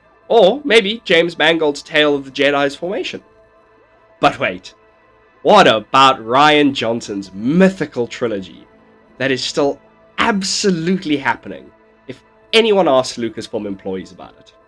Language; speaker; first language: English; native; English